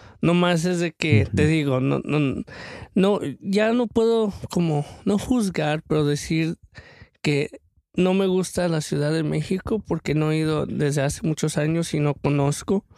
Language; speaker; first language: Spanish; early bilingual, other home language; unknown